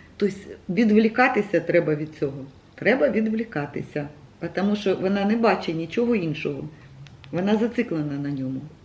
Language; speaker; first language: Ukrainian; native; Ukrainian